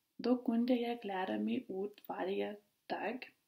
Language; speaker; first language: Swedish; non-native, learner; Lithuanian